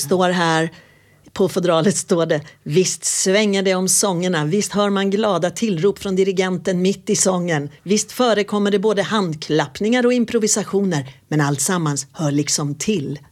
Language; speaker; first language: Swedish; native; Swedish